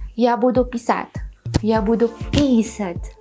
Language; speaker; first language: Russian; non-native, learner; Filipino